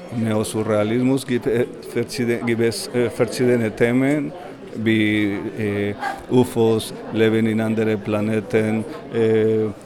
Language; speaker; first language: German; non-native, learner; Spanish